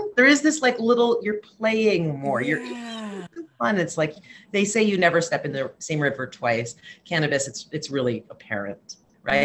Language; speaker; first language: English; native; English